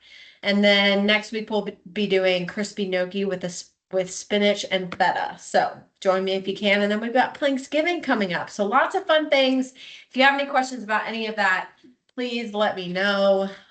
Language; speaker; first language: English; native; English